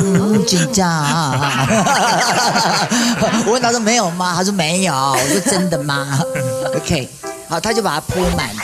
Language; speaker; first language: Chinese; native; Chinese